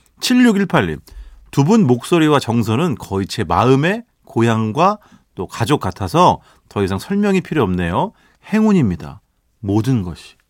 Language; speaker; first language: Korean; native; Korean